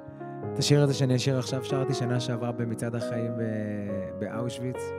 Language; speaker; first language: Hebrew; native; Hebrew